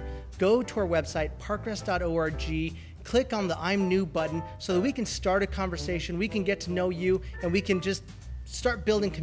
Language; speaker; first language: English; native; English